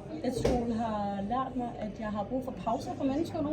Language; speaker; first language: Danish; native; Danish